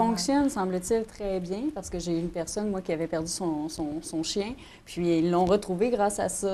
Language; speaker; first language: French; native; French